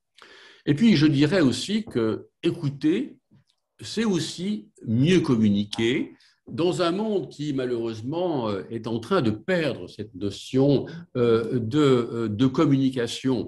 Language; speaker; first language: French; native; French